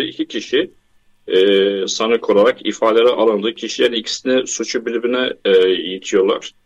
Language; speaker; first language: Turkish; non-native, fluent; Arabic